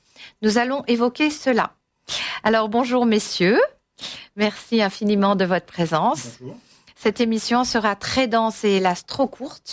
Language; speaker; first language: French; native; French